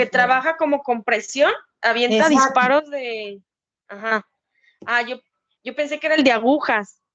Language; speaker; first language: Spanish; native; Spanish